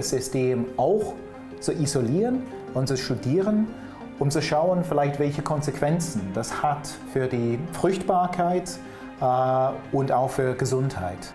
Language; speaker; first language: German; non-native, fluent; English